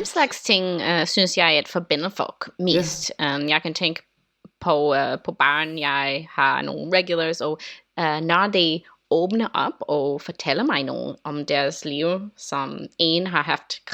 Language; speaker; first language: Danish; non-native, learner; English